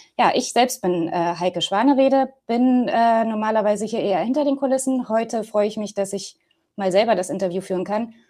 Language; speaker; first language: German; native; German